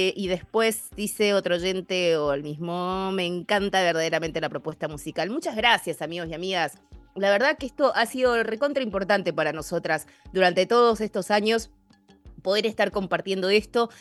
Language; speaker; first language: Spanish; native; Spanish